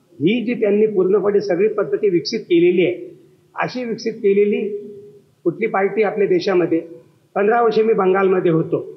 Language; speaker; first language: Marathi; native; Marathi